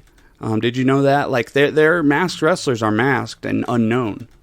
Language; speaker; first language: English; native; English